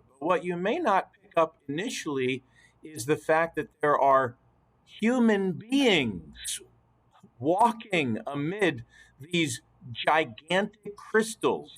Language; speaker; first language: English; native; English